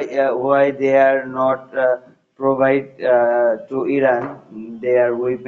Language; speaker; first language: English; non-native, learner; Bangla